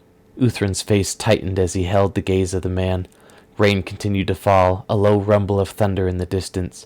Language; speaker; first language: English; native; English